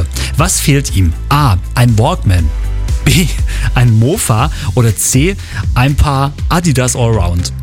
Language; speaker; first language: German; native; German